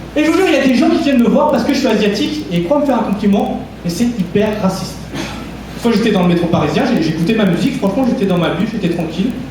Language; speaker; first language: French; early bilingual, other home language; Vietnamese